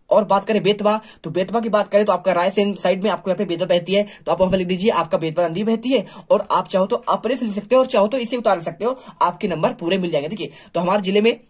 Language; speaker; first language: Hindi; native; Hindi